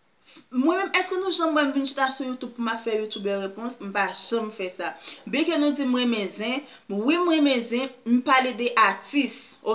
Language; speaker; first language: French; non-native, local second language; Haitian Creole